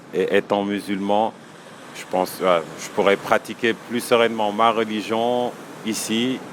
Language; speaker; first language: French; non-native, local second language; Wolof